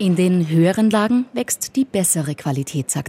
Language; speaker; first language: German; native; German